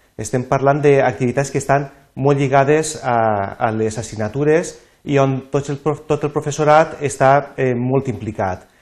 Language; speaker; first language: Catalan; native; Catalan